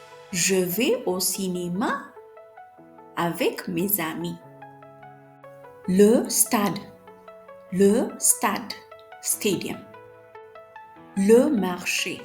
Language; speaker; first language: French; non-native, fluent; Amharic